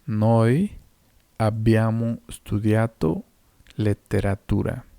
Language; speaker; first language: Italian; non-native, fluent; Spanish